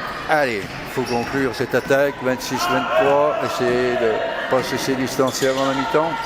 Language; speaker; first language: French; native; French